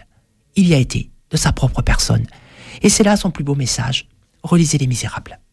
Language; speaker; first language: French; native; French